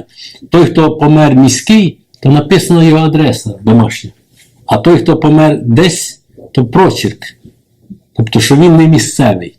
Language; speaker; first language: Ukrainian; native; Ukrainian